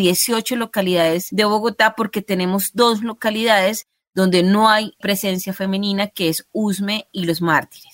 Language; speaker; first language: Spanish; native; Spanish